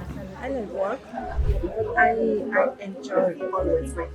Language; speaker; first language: English; non-native, learner; Spanish